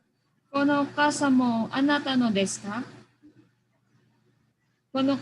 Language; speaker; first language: Japanese; non-native, learner; Filipino